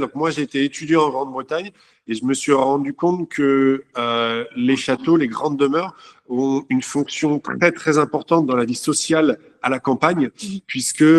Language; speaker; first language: French; native; French